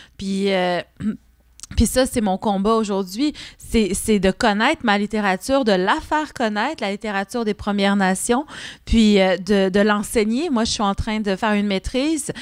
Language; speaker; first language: French; non-native, local second language; Innu-aimun